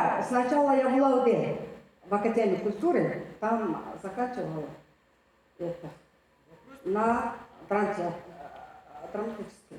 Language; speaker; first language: Russian; non-native, fluent; Mongolian